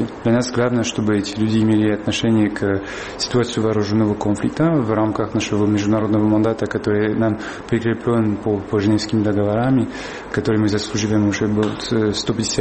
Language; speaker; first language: Russian; non-native, fluent; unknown